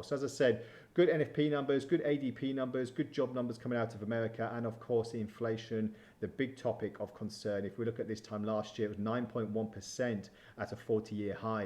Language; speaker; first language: English; native; English